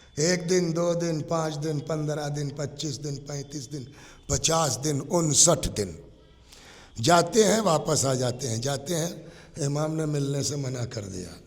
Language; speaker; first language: Urdu; native; Urdu